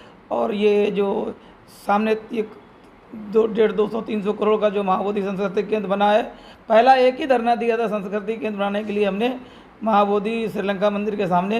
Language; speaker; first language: Hindi; native; Hindi